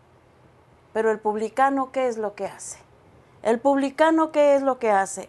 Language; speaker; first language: Spanish; native; Spanish